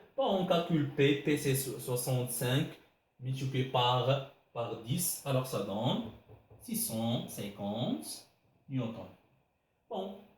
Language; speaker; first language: French; non-native, local second language; Arabic